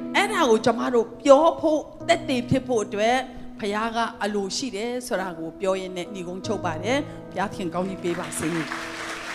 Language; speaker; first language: Burmese; non-native, local second language; Tedim Chin